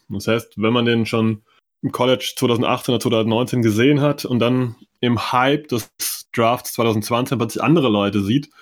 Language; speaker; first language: German; native; German